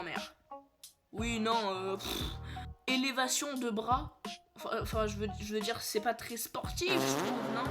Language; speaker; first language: French; native; French